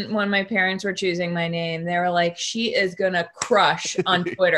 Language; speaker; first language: English; native; English